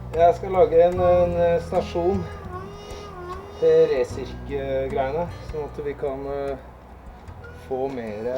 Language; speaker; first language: Norwegian; native; Norwegian